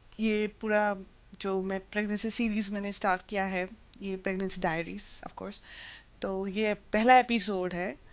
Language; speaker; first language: Hindi; non-native, local second language; Assamese